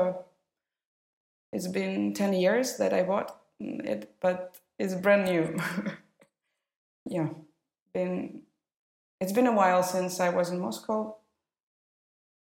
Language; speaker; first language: English; non-native, fluent; Russian